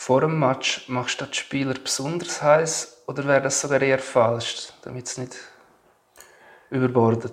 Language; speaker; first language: German; native; German